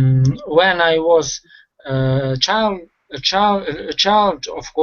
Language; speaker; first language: English; non-native, learner; Russian